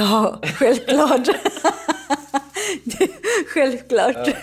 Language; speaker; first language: Swedish; non-native, learner; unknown